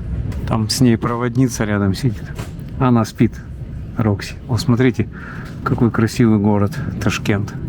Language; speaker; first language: Russian; native; Russian